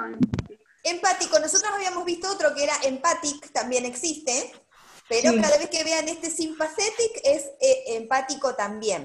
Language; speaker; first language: Spanish; native; Spanish